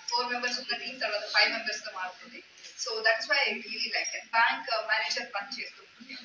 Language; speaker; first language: Telugu; non-native, fluent; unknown